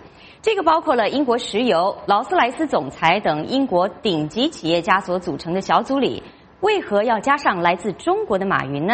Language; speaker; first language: Chinese; native; Chinese